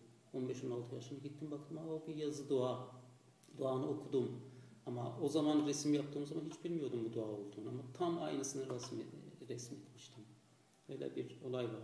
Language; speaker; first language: Turkish; non-native, fluent; Azerbaijani